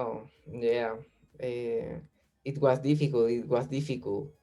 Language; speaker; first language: English; non-native, learner; Spanish